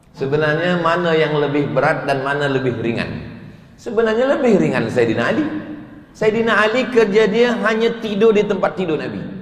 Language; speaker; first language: Malay; native; Malay